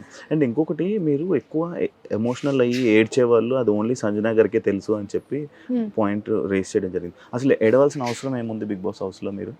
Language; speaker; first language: Telugu; native; Telugu